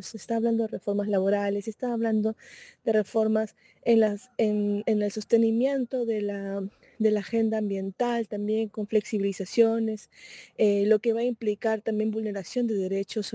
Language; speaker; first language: Spanish; native; Spanish